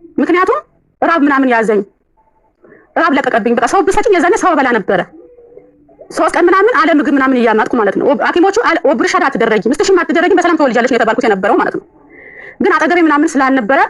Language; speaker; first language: Amharic; non-native, local second language; Sebat Bet Gurage